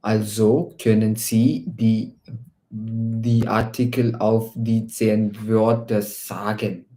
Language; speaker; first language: German; non-native, learner; Malayalam